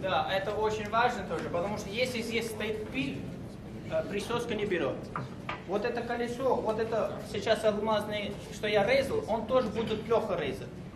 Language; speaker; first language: Russian; non-native, learner; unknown